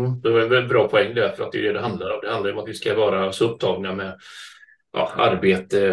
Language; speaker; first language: Swedish; native; Swedish